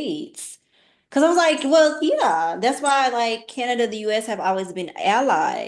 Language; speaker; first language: English; native; English